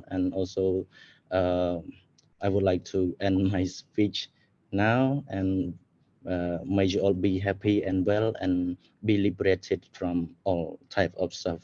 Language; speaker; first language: English; non-native, fluent; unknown